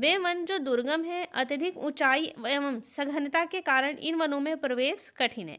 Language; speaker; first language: Hindi; native; Hindi